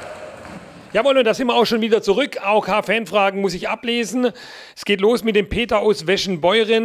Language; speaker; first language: German; native; German